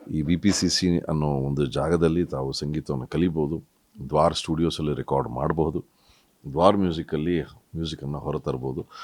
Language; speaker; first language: Kannada; native; Kannada